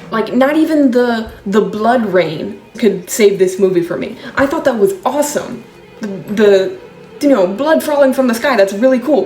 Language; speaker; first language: English; native; English